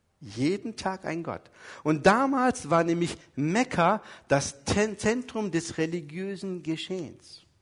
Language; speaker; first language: German; early bilingual, other home language; Turkish